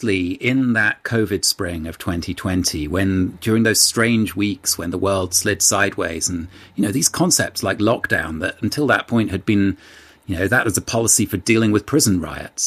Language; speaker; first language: English; native; English